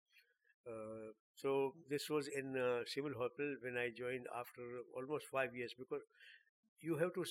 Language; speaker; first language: English; non-native, local second language; Urdu